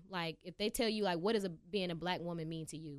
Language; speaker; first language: English; native; English